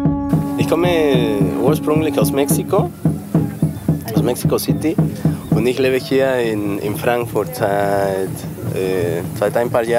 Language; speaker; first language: German; non-native, fluent; Spanish